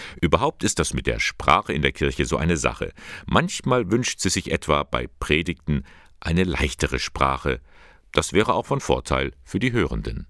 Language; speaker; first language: German; native; German